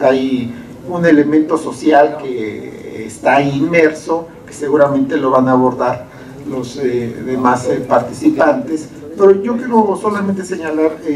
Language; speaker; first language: Spanish; native; Spanish